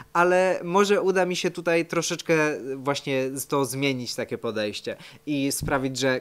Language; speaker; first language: Polish; native; Polish